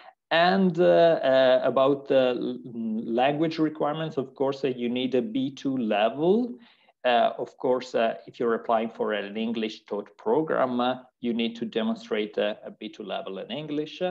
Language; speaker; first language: English; non-native, fluent; Italian